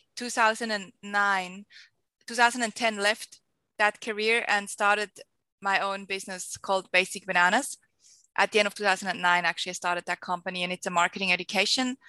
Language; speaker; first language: English; non-native, fluent; Swiss German